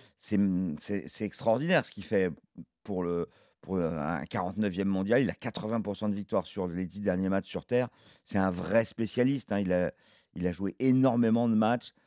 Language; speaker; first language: French; native; French